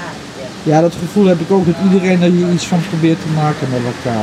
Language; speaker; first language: Dutch; native; Dutch